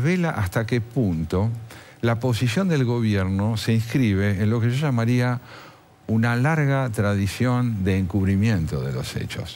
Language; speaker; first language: Spanish; native; Spanish